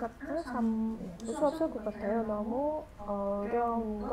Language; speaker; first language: Korean; non-native, learner; Indonesian